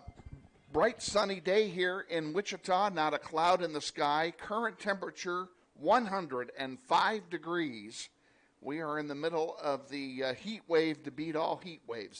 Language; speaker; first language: English; native; English